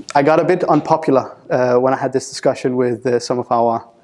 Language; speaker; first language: English; non-native, fluent; Danish